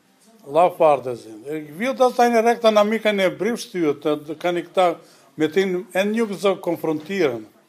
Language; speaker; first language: Dutch; non-native, learner; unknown